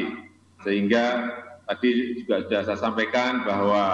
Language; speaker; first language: Indonesian; non-native, local second language; Javanese